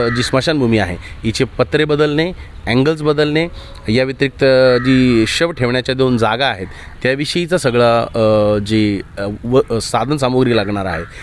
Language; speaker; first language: Marathi; native; Marathi